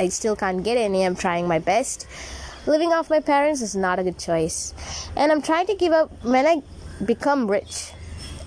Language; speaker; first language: English; non-native, local second language; Tamil